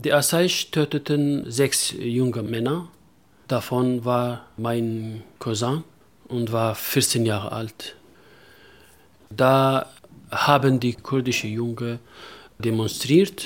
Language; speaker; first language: German; non-native, local second language; Kurdish